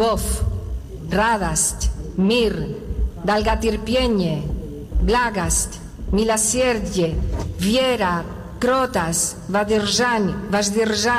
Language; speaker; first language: Russian; non-native, learner; Spanish